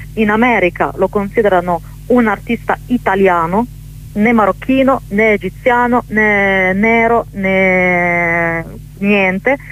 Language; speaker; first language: Italian; early bilingual, other home language; Arabic